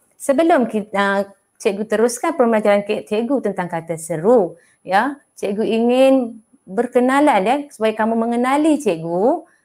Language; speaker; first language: Malay; native; Malay